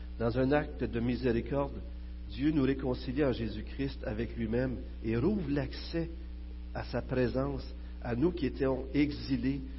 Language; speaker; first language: French; native; French